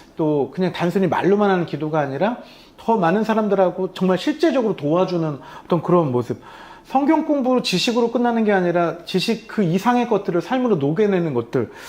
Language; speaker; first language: Korean; native; Korean